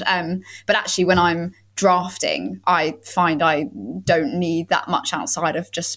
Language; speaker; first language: English; native; English